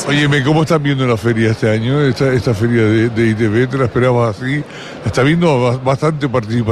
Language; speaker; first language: Spanish; native; Spanish